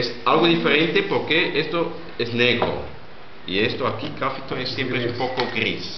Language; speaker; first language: Spanish; non-native, learner; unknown